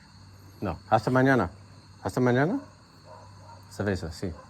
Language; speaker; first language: Spanish; non-native, learner; English